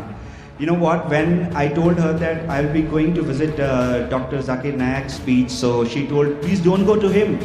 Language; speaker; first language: English; non-native, local second language; Hindi